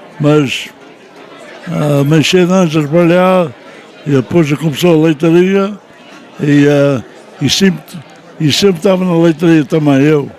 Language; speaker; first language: Portuguese; early bilingual, heritage; Portuguese